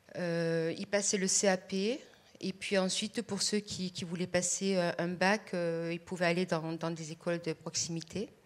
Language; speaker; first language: French; native; French